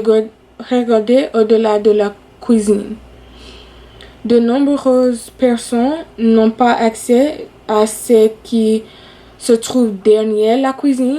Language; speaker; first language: French; non-native, fluent; English